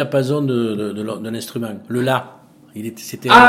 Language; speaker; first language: French; native; French